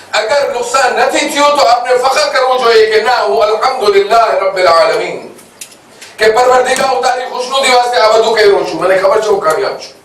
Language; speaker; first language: Gujarati; non-native, local second language; Kachhi